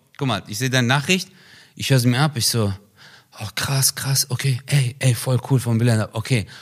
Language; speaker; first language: German; early bilingual, other home language; Turkish